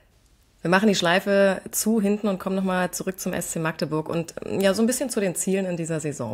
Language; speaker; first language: German; native; German